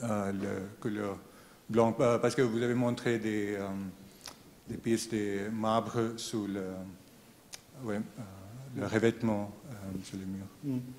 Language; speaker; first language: French; non-native, learner; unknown